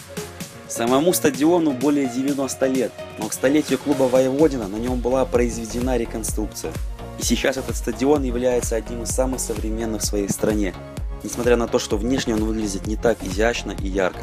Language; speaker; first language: Russian; native; Russian